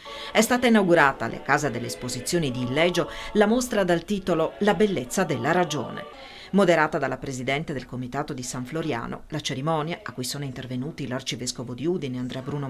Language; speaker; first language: Italian; native; Italian